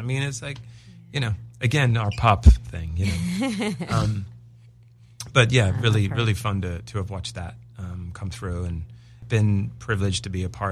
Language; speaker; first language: English; native; English